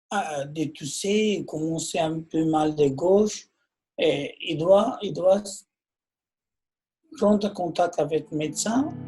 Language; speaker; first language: French; non-native, learner; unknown